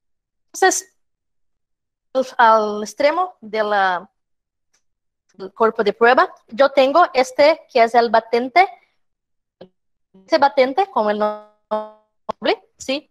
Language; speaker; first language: Spanish; non-native, fluent; Portuguese